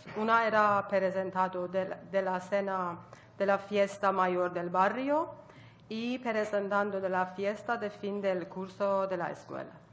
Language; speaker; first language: Spanish; non-native, learner; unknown